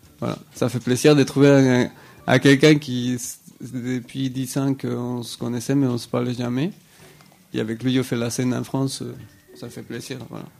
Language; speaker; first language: French; non-native, learner; Spanish